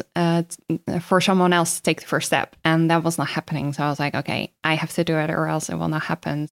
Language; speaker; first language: English; non-native, fluent; Dutch